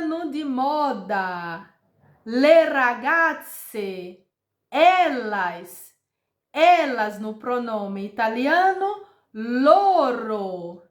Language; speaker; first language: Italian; non-native, fluent; Portuguese